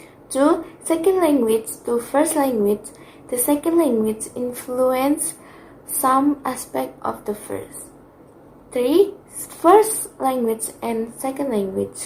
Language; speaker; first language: English; non-native, learner; Indonesian